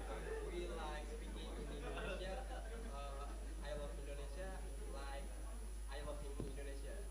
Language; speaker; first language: English; non-native, learner; Indonesian